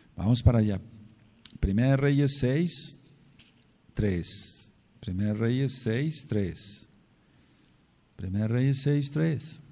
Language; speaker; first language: Spanish; native; Spanish